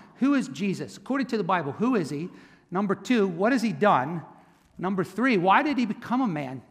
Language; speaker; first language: English; native; English